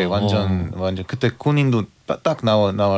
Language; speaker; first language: Korean; non-native, fluent; Bulgarian